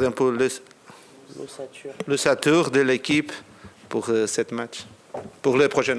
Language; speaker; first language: French; non-native, learner; Portuguese